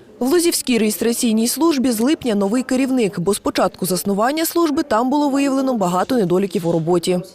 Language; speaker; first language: Ukrainian; native; Ukrainian